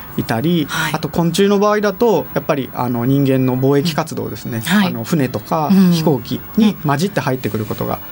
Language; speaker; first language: Japanese; native; Japanese